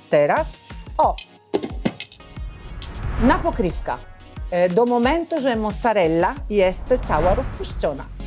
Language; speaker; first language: Polish; non-native, learner; Italian